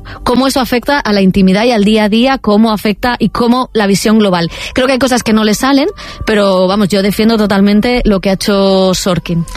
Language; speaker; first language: Spanish; native; Spanish